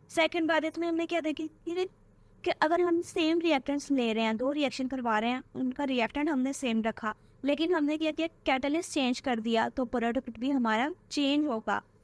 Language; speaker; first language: Hindi; native; Hindi